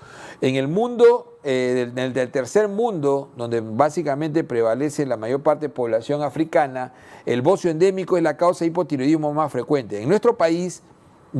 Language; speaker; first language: Spanish; native; Spanish